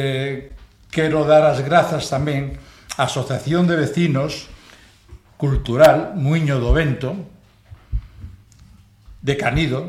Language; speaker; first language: Galician; non-native, local second language; Spanish